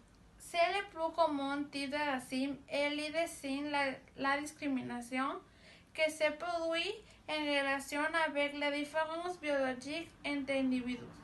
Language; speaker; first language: French; non-native, learner; Spanish